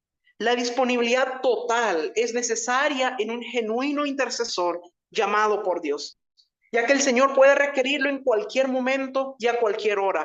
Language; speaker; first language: Spanish; native; Spanish